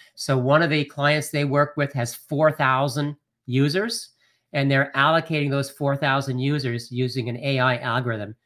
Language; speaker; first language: English; native; English